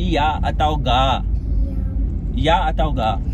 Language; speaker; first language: Indonesian; non-native, learner; Urdu